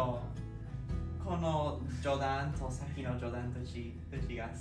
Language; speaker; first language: Japanese; non-native, learner; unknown